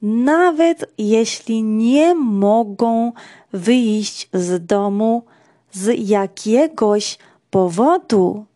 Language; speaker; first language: Polish; non-native, fluent; Georgian